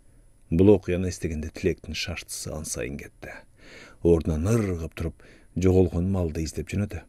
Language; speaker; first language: Kyrgyz; native; Kyrgyz